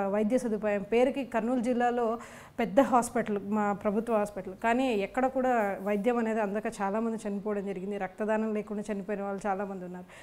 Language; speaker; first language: Telugu; native; Telugu